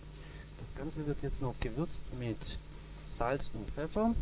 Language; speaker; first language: German; native; German